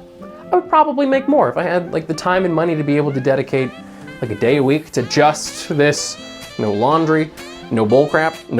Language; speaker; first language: English; native; English